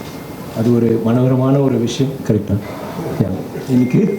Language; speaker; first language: Malayalam; non-native, local second language; Tamil